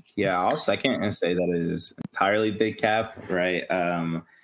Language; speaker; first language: English; native; English